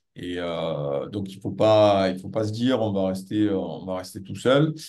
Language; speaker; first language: French; native; French